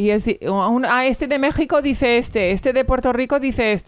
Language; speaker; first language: Spanish; early bilingual, heritage; English